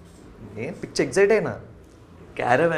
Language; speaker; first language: Telugu; native; Telugu